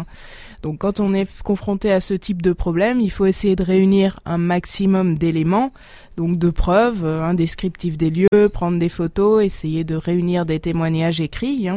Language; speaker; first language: French; native; French